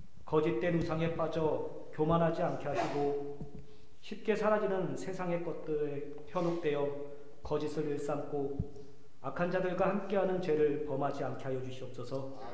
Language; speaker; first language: Korean; native; Korean